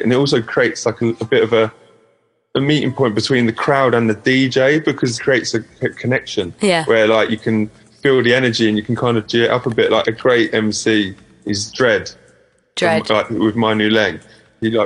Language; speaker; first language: English; native; English